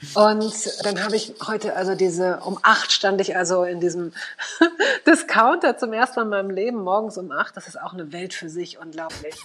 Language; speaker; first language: German; native; German